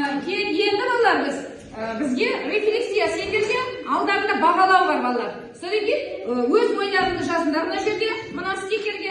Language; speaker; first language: Kazakh; native; Kazakh